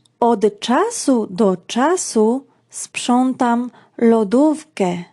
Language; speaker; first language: Polish; non-native, fluent; Georgian